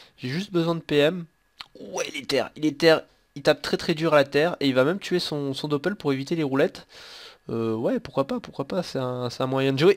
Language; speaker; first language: French; native; French